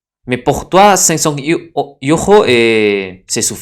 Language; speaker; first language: French; non-native, fluent; Indonesian